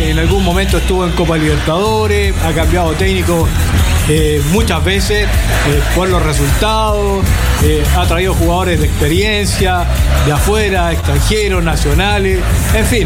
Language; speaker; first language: Spanish; native; Spanish